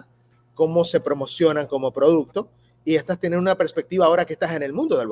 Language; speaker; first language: Spanish; native; Spanish